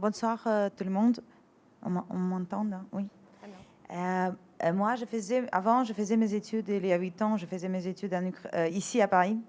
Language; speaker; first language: French; non-native, fluent; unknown